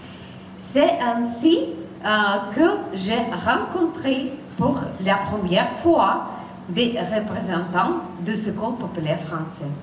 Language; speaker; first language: French; non-native, fluent; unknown